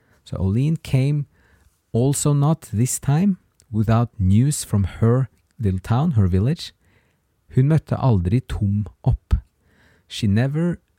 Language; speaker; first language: English; non-native, fluent; Norwegian